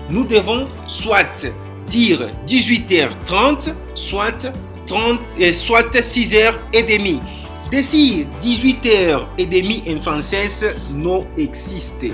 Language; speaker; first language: French; non-native, fluent; Spanish